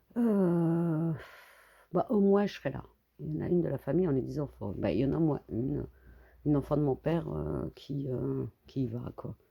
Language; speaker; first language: French; early bilingual, other home language; Kabyle